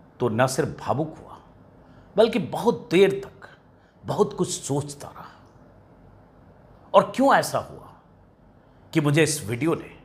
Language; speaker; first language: Hindi; native; Hindi